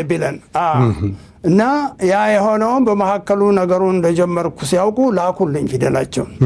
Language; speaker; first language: Amharic; native; Amharic